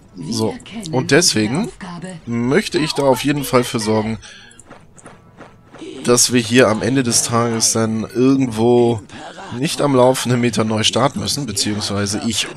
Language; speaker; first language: German; native; German